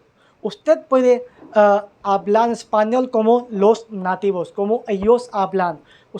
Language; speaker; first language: Spanish; non-native, learner; Hindi